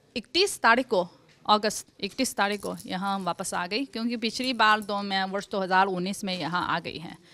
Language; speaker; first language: Hindi; non-native, fluent; Chinese